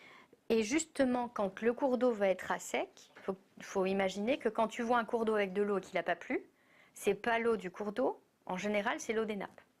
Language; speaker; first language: French; native; French